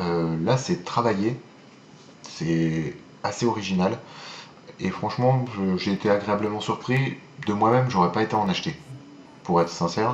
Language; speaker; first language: French; native; French